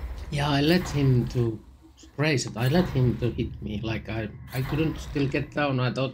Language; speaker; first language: English; non-native, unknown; Finnish